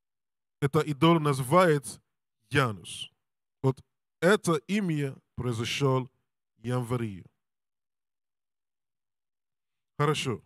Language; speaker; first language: Russian; non-native, learner; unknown